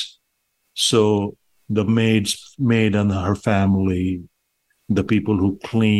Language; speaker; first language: English; non-native, local second language; Bangla